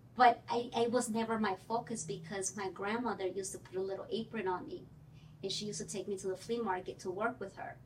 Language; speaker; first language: English; early bilingual, other home language; Spanish